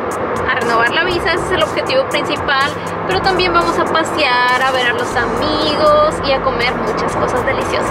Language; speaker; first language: Spanish; native; Spanish